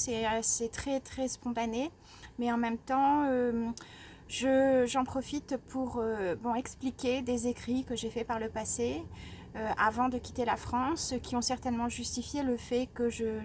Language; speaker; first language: French; native; French